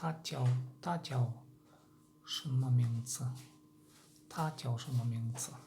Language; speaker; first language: Chinese; non-native, learner; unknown